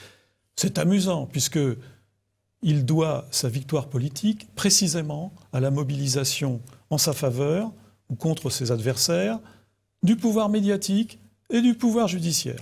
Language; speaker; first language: French; native; French